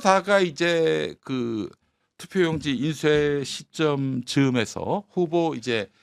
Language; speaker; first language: Korean; native; Korean